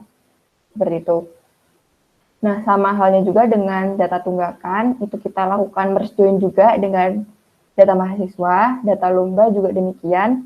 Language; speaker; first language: Indonesian; native; Indonesian